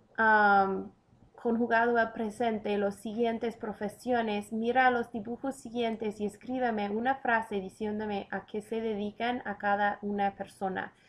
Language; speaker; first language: Spanish; non-native, fluent; English